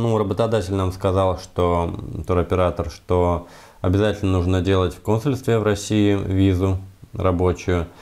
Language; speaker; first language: Russian; native; Russian